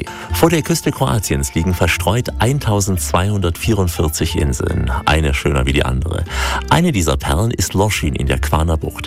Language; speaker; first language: German; native; German